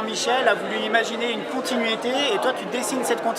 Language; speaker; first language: French; native; French